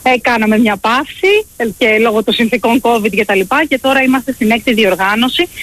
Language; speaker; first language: Greek; native; Greek